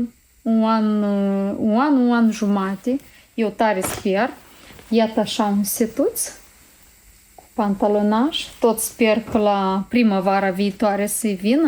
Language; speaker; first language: Romanian; native; Romanian